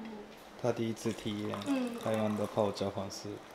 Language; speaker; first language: Chinese; non-native, fluent; Japanese